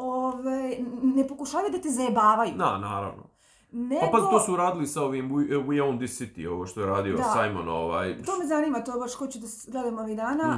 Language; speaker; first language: Serbian; native; Serbian